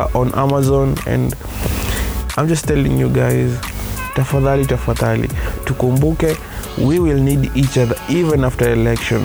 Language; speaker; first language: English; non-native, local second language; Kikuyu